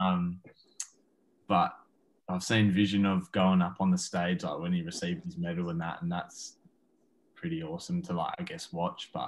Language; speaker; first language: English; native; English